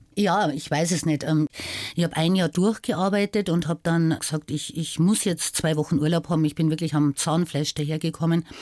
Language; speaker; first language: German; native; German